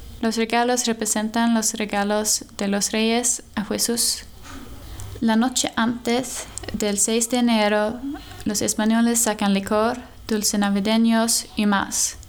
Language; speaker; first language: Spanish; non-native, learner; Swedish